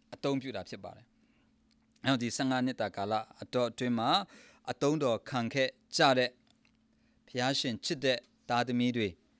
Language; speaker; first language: Burmese; non-native, local second language; Kachin